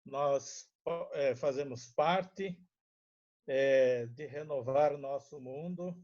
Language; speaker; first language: Portuguese; non-native, local second language; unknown